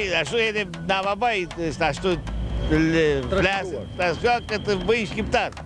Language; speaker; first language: Albanian; early bilingual, heritage; Albanian